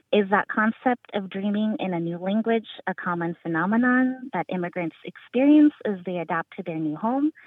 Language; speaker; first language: English; early bilingual, other home language; Filipino